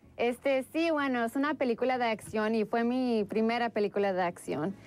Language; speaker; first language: Spanish; native; Spanish